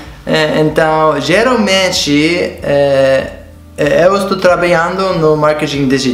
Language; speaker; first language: Portuguese; non-native, fluent; English